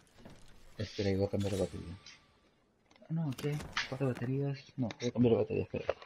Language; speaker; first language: Spanish; non-native, fluent; Portuguese